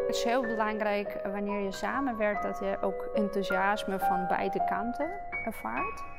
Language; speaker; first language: Dutch; non-native, fluent; Russian